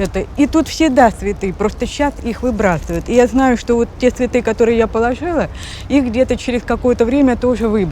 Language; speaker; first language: Russian; native; Russian